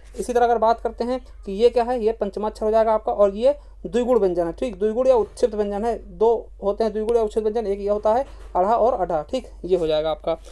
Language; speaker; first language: Hindi; native; Hindi